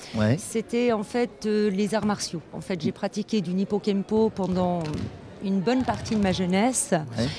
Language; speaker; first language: French; native; French